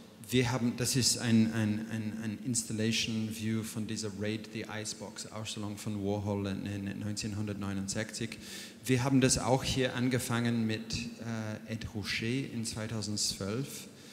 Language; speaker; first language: German; non-native, fluent; English